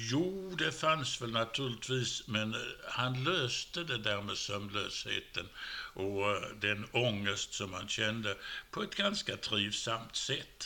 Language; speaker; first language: Swedish; native; Swedish